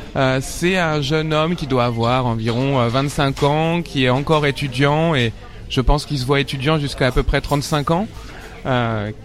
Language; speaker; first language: French; native; French